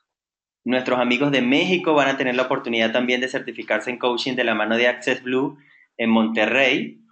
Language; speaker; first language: Spanish; native; Spanish